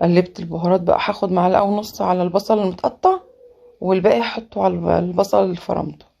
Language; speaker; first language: Arabic; native; Arabic